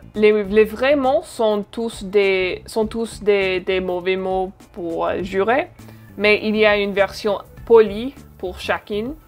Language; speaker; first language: French; non-native, fluent; English